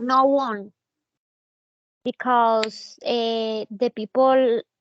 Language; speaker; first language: English; non-native, learner; Spanish